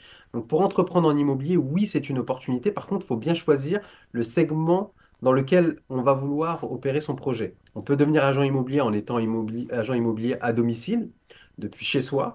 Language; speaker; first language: French; native; French